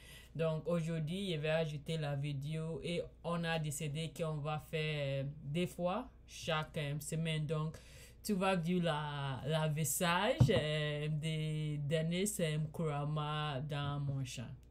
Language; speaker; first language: French; non-native, learner; English